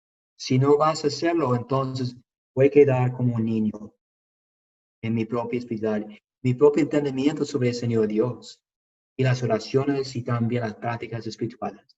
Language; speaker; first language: Spanish; non-native, fluent; English